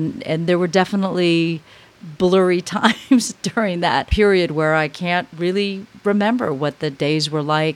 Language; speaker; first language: English; native; English